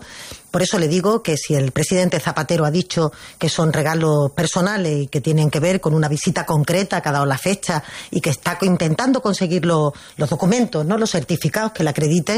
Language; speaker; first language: Spanish; native; Spanish